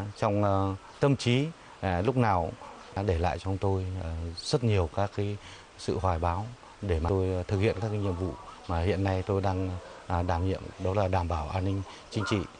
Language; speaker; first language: Vietnamese; non-native, local second language; Hmong